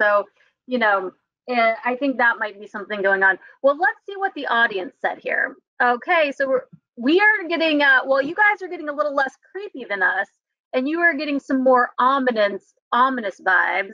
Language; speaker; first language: English; native; English